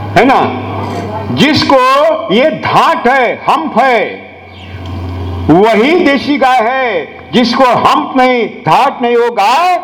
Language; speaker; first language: Hindi; non-native, local second language; Marathi